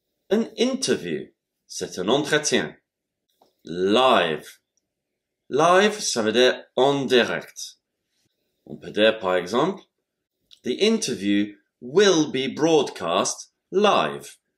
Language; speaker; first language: French; non-native, fluent; English